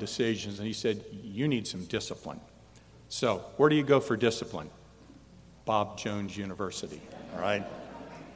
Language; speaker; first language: English; native; English